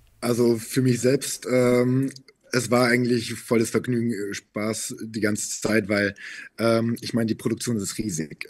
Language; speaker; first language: German; native; German